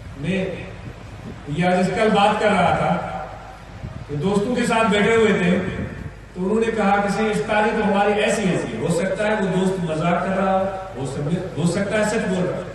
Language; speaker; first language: Urdu; non-native, local second language; Sindhi